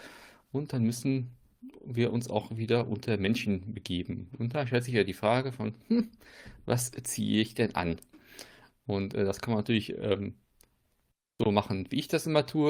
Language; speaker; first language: German; native; German